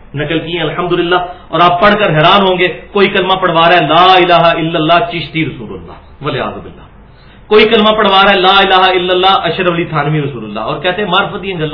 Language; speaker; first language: Urdu; non-native, local second language; Punjabi